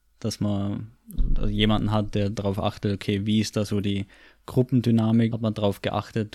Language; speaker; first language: German; native; German